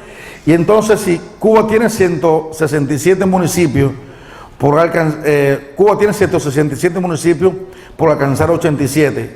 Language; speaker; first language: Spanish; native; Spanish